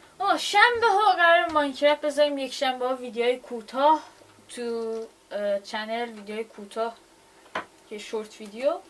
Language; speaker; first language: Persian; native; Persian